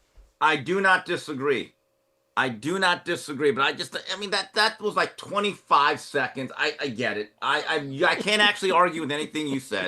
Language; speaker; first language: English; native; English